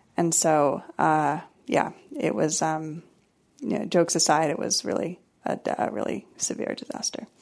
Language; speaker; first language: English; native; English